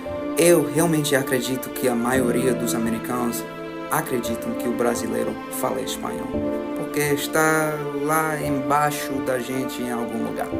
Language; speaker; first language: Portuguese; non-native, fluent; English